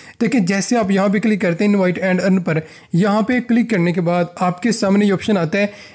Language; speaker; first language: Urdu; native; Urdu